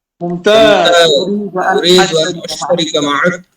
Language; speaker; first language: Arabic; non-native, learner; Bangla